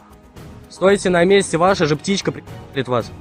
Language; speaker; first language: Russian; native; Russian